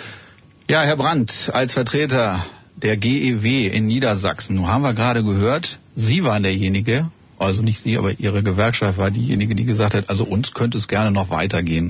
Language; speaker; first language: German; native; German